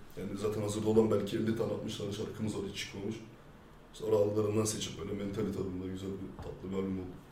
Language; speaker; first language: Turkish; early bilingual, heritage; French